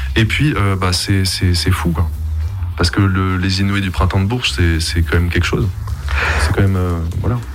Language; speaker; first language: French; native; French